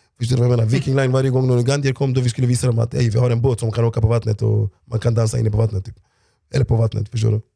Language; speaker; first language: Swedish; early bilingual, other home language; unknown